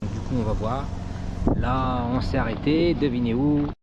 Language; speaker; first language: French; native; French